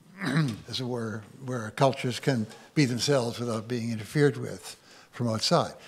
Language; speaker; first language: English; native; English